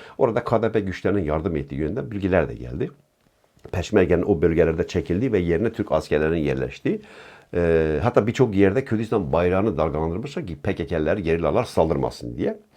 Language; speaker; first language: Turkish; non-native, local second language; Kurdish